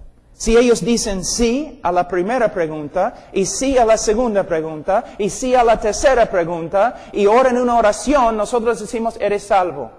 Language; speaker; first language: Spanish; non-native, fluent; English